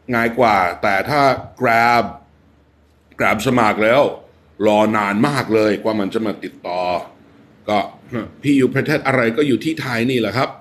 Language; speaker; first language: Thai; non-native, fluent; English